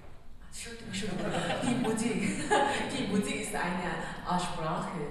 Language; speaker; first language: German; non-native, learner; Korean